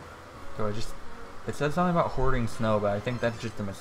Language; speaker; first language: English; native; English